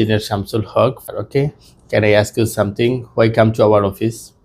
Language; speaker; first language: English; non-native, learner; Bangla